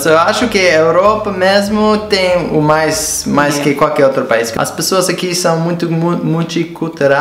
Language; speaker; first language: Portuguese; non-native, fluent; English